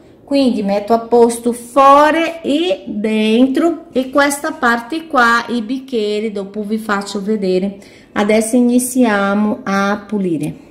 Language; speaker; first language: Italian; non-native, fluent; Portuguese